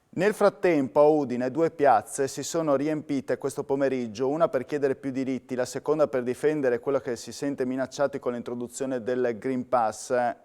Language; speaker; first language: Italian; native; Italian